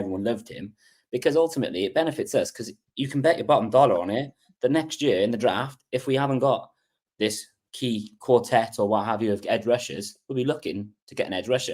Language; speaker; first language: English; native; English